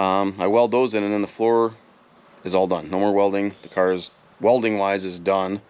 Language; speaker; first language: English; native; English